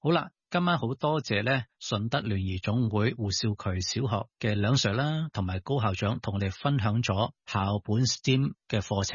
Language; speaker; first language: Cantonese; native; Cantonese